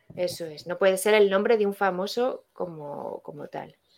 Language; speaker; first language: Spanish; native; Spanish